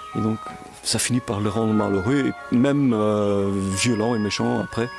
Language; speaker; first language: French; native; French